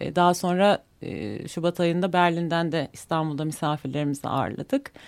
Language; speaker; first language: Turkish; native; Turkish